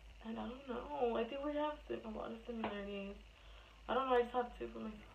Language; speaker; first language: English; early bilingual, other home language; Spanish